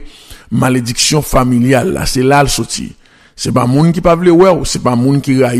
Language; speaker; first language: French; non-native, local second language; Haitian Creole